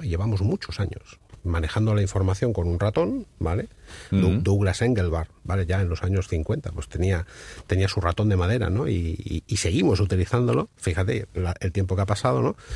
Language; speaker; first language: Spanish; native; Spanish